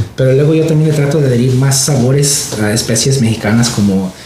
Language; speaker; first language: Spanish; early bilingual, other home language; English